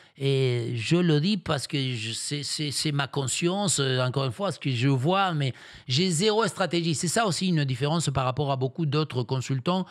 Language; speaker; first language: French; non-native, fluent; Spanish